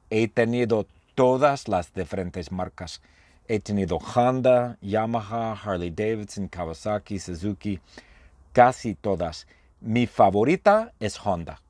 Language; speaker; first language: Spanish; non-native, fluent; English